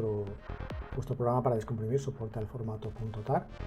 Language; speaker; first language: Spanish; native; Spanish